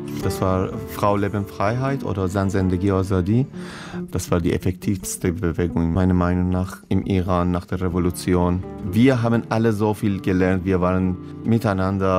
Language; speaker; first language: German; non-native, fluent; Persian